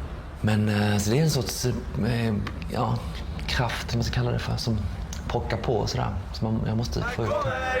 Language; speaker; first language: Swedish; native; Swedish